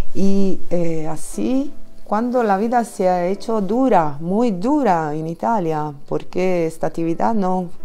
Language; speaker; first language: Spanish; non-native, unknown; Italian